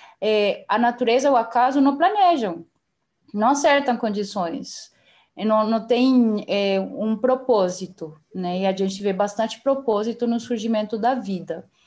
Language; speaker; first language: Portuguese; non-native, fluent; Spanish